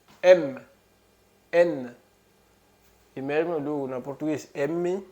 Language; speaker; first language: Portuguese; non-native, local second language; Upper Guinea Crioulo